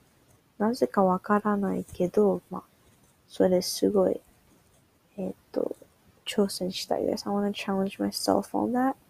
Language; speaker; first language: Japanese; non-native, learner; English